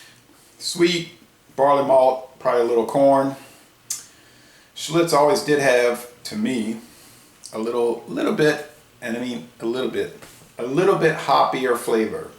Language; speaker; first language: English; native; English